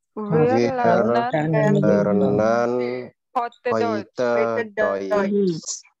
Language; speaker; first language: German; non-native, learner; Indonesian